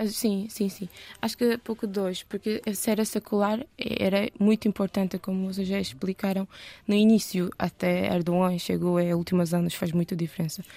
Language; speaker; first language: Portuguese; non-native, learner; Turkish